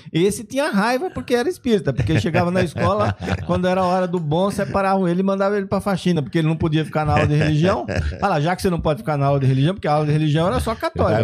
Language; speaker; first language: Portuguese; native; Portuguese